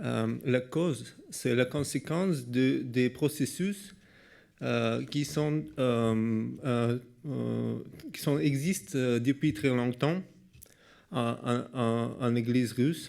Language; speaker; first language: French; non-native, learner; Russian